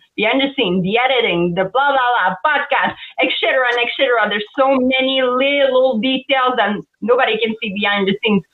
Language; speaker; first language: English; non-native, fluent; French